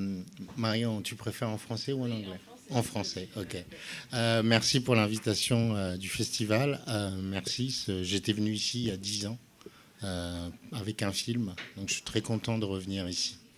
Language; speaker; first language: French; non-native, local second language; Comorian